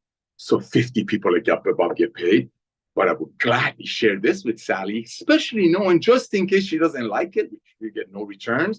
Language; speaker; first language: English; native; English